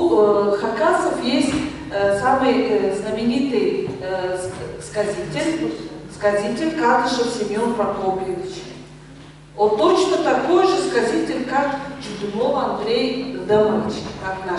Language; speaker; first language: Russian; non-native, local second language; Tuvinian